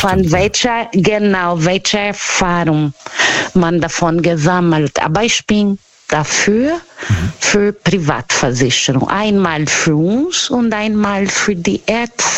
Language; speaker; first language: German; non-native, fluent; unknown